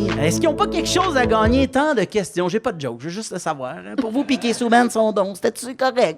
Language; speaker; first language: French; native; French